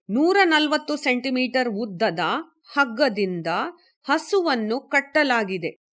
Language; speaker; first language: Kannada; native; Kannada